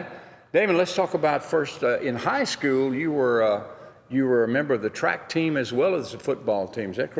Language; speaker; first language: English; native; English